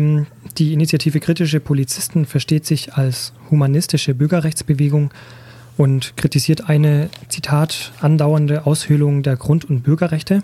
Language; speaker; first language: German; native; German